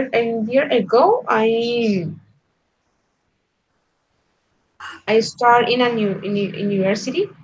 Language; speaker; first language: English; non-native, learner; Spanish